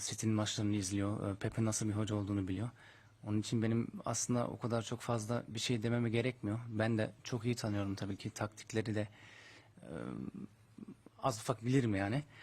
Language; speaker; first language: Turkish; early bilingual, heritage; Turkish